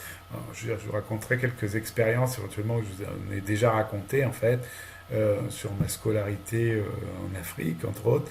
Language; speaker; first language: French; native; French